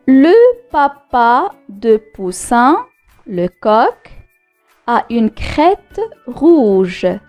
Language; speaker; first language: French; non-native, local second language; Arabic